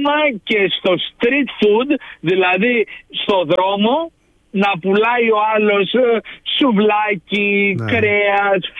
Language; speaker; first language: Greek; native; Greek